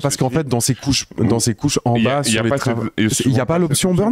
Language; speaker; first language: French; native; French